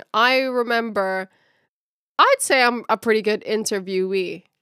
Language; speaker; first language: English; early bilingual, other home language; Filipino